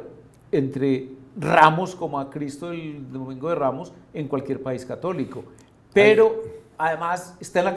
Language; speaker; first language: Spanish; native; Spanish